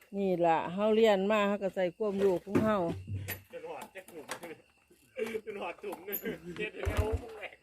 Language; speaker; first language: Thai; native; Thai